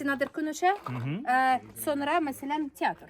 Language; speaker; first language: Turkish; non-native, learner; Russian